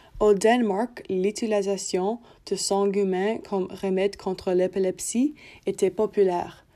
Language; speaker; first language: French; non-native, learner; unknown